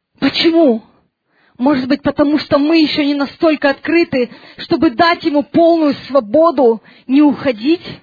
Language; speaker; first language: Russian; early bilingual, heritage; Russian